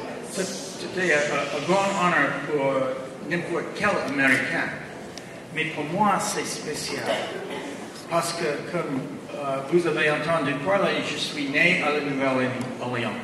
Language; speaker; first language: French; non-native, fluent; English